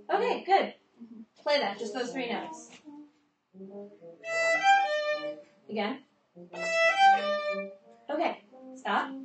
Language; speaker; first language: English; native; English